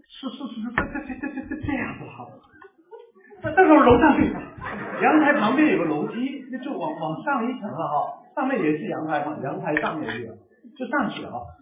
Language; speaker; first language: Chinese; non-native, local second language; Cantonese